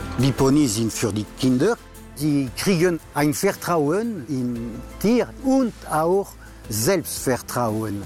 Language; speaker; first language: German; non-native, fluent; French